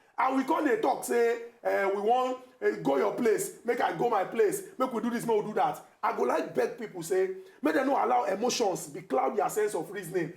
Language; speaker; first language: Nigerian Pidgin; non-native, local second language; Igbo